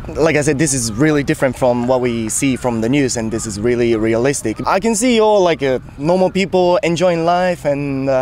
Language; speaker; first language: English; non-native, fluent; Japanese